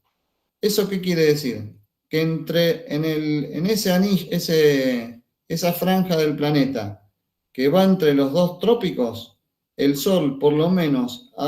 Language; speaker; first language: Spanish; native; Spanish